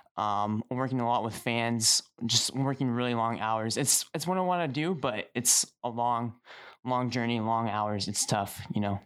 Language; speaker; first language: English; native; English